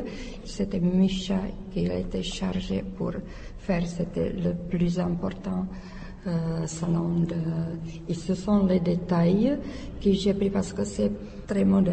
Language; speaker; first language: French; non-native, learner; Czech